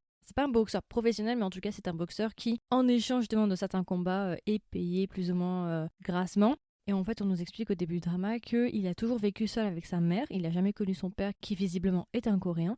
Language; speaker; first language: French; native; French